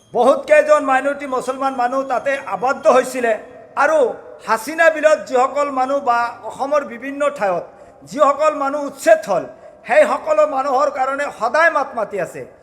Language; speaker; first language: Assamese; native; Assamese